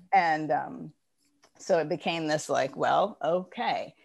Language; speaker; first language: English; early bilingual, other home language; Ganda